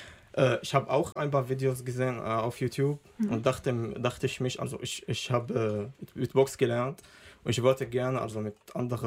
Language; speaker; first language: German; non-native, learner; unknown